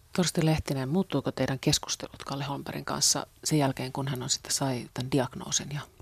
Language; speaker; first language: Finnish; native; Finnish